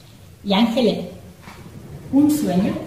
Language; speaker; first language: Spanish; native; Spanish